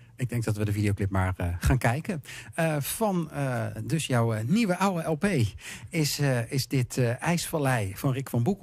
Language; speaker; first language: Dutch; native; Dutch